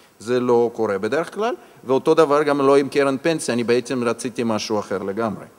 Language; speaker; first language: Hebrew; non-native, fluent; Russian